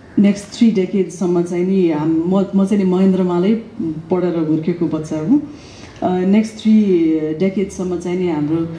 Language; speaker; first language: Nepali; native; Nepali